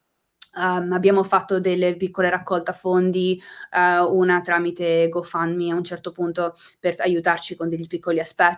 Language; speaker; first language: Italian; native; Italian